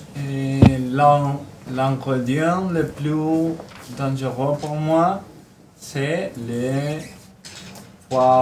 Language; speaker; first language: French; non-native, learner; Spanish